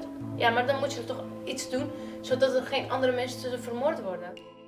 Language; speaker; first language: Dutch; early bilingual, other home language; Arabic